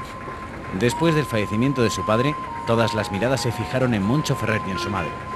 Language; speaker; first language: Spanish; native; Spanish